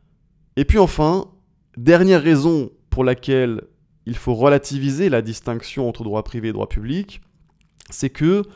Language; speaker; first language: French; native; French